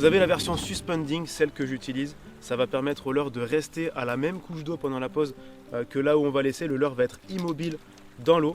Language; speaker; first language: French; native; French